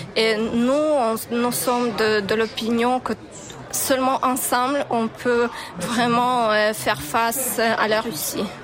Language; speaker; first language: French; non-native, fluent; Ukrainian